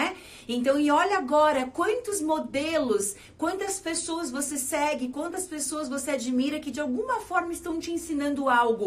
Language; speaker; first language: Portuguese; native; Portuguese